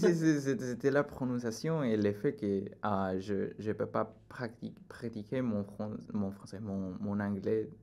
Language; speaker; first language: French; non-native, learner; Spanish